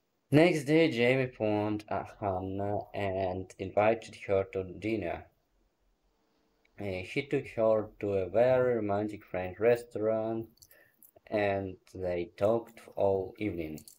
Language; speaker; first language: English; non-native, learner; Ukrainian